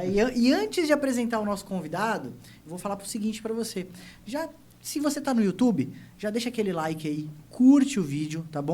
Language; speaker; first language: Portuguese; native; Portuguese